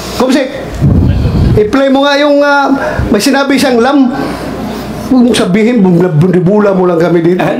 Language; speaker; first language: Filipino; non-native, local second language; Cebuano